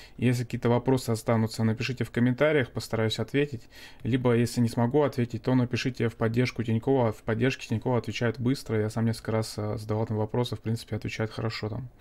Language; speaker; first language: Russian; native; Russian